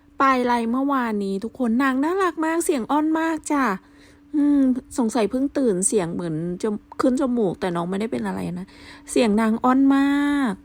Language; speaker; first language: Thai; native; Thai